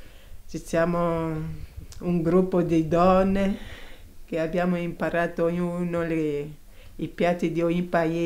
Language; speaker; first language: Italian; non-native, learner; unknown